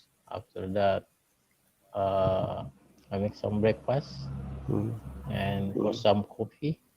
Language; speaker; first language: English; non-native, learner; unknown